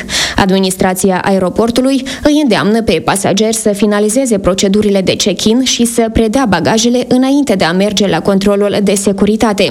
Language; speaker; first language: Romanian; native; Romanian